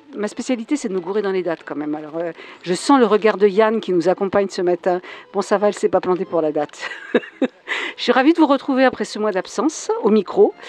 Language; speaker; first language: French; native; French